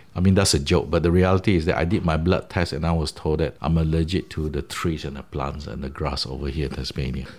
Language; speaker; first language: English; non-native, local second language; Min Nan Chinese